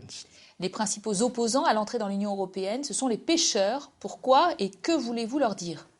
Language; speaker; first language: French; native; French